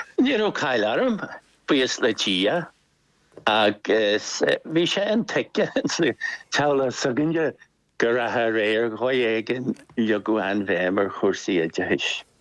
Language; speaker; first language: Irish; non-native, local second language; English